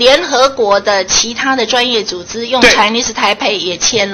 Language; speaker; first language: Chinese; native; Chinese